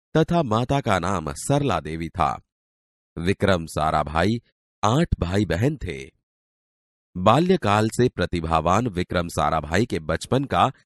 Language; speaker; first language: Hindi; non-native, local second language; Gujarati